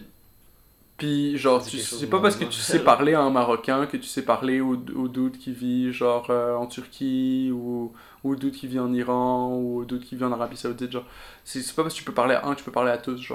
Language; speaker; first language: French; native; French